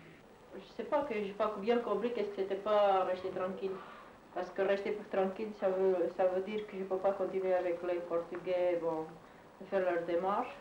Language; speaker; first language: French; non-native, fluent; Portuguese